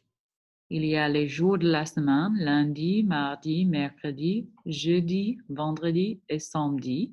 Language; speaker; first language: French; non-native, fluent; English